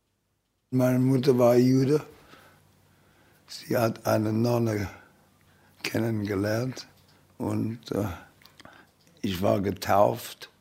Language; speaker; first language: German; early bilingual, heritage; German